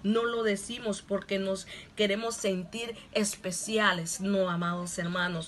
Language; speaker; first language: Spanish; non-native, local second language; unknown